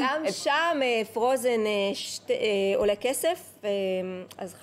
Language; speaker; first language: Hebrew; native; Hebrew